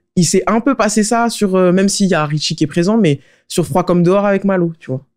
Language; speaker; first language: French; native; French